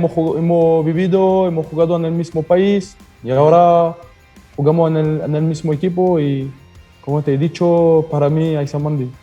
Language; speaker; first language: Spanish; non-native, learner; French